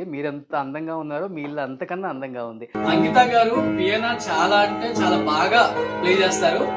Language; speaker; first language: Telugu; native; Telugu